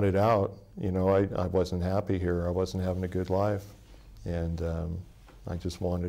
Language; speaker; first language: English; native; English